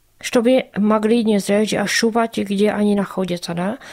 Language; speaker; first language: Russian; non-native, learner; Czech